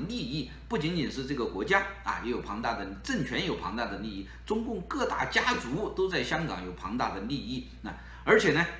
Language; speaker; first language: Chinese; native; Chinese